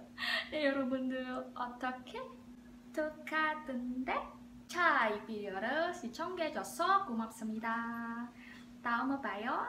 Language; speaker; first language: Korean; non-native, learner; Indonesian